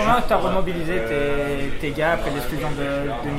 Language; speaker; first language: French; native; French